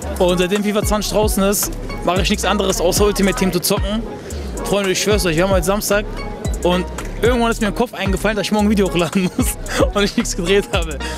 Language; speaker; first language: German; early bilingual, other home language; Turkish